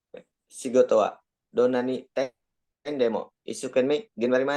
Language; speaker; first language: Japanese; non-native, learner; Indonesian